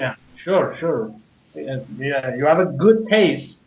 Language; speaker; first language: English; non-native, learner; Persian